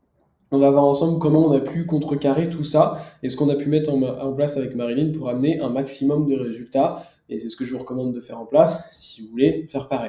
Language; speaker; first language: French; native; French